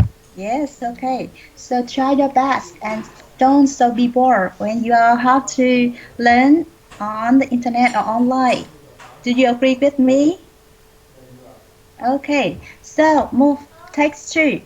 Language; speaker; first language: English; non-native, fluent; Vietnamese